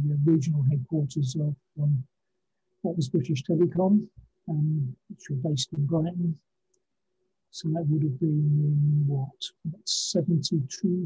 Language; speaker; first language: English; native; English